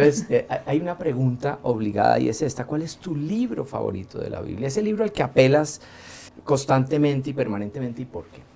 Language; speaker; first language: Spanish; native; Spanish